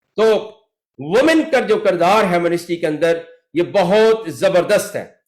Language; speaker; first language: Urdu; native; Urdu